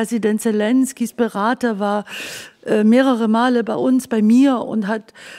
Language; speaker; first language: German; native; German